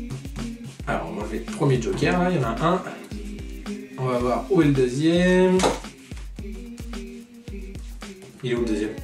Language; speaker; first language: French; native; French